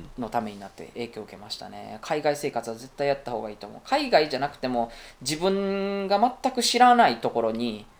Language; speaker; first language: Japanese; native; Japanese